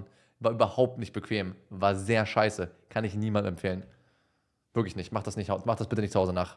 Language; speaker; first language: German; native; German